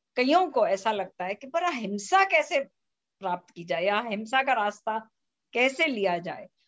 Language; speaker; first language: Hindi; native; Hindi